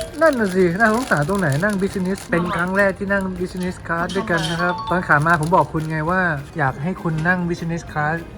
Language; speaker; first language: Thai; native; Thai